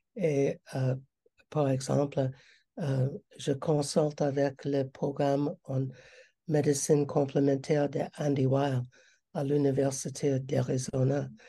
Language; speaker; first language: French; non-native, learner; English